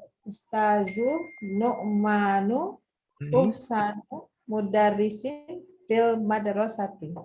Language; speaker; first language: Arabic; non-native, learner; Indonesian